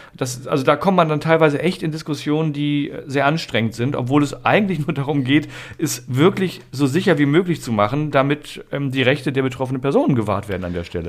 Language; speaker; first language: German; native; German